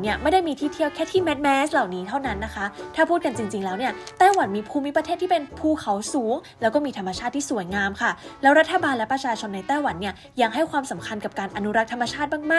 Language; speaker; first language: Thai; native; Thai